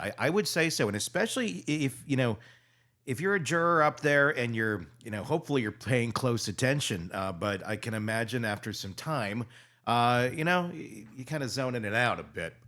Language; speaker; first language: English; native; English